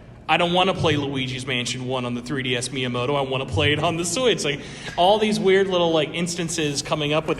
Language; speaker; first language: English; native; English